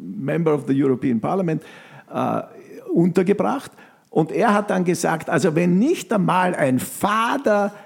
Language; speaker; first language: German; native; German